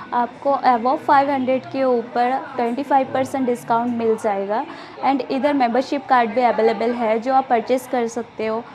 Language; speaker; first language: Hindi; non-native, local second language; Kannada